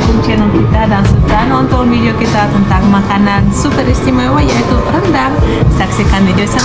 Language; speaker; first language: Indonesian; non-native, fluent; Russian